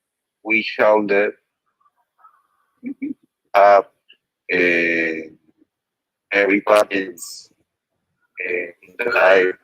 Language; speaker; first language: English; non-native, learner; Spanish